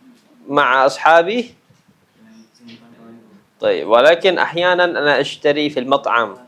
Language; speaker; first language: Arabic; non-native, fluent; Indonesian